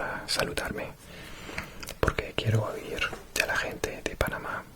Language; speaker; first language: Spanish; non-native, fluent; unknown